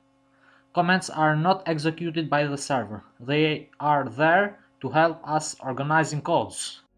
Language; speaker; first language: English; non-native, fluent; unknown